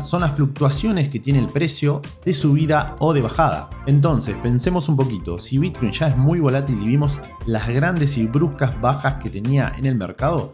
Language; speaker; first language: Spanish; native; Spanish